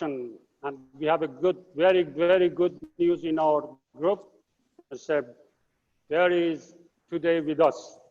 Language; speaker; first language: English; non-native, fluent; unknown